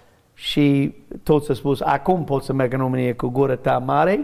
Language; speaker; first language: Romanian; non-native, learner; English